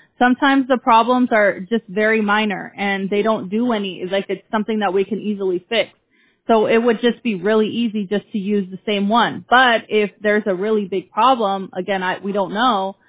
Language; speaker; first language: English; early bilingual, other home language; Spanish